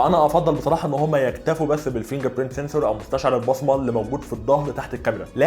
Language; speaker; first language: Arabic; native; Arabic